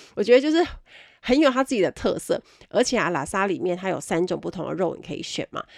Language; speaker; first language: Chinese; native; Chinese